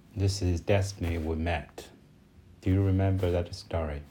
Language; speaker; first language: English; non-native, learner; Chinese